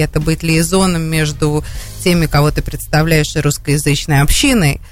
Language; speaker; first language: Russian; native; Russian